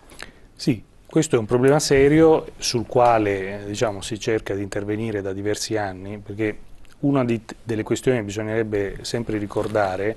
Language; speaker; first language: Italian; native; Italian